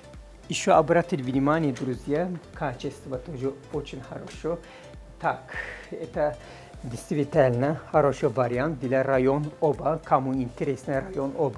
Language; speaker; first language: Russian; non-native, fluent; Turkish